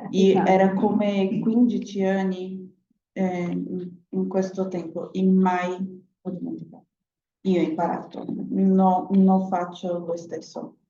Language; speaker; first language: Italian; non-native, learner; Portuguese